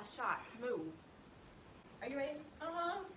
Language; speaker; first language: English; native; English